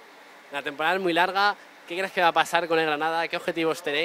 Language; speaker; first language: Spanish; native; Spanish